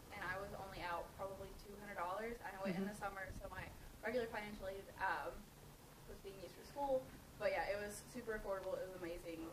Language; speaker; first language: English; native; English